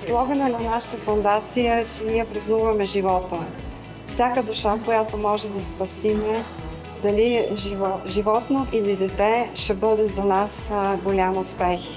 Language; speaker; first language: Bulgarian; early bilingual, heritage; Bulgarian